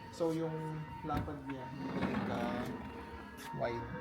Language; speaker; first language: Filipino; native; Filipino